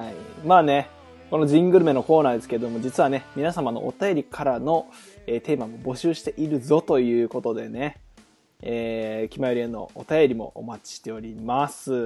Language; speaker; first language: Japanese; native; Japanese